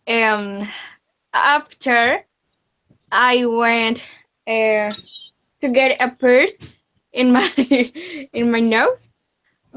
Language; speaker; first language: English; non-native, learner; Spanish